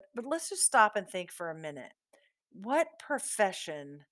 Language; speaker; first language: English; native; English